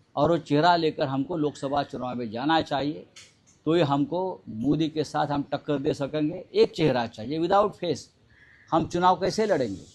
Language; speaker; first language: Hindi; non-native, local second language; Marathi